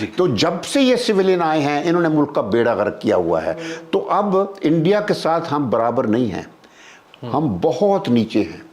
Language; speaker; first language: Urdu; native; Urdu